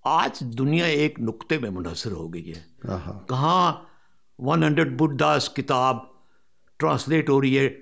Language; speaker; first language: Urdu; non-native, local second language; Punjabi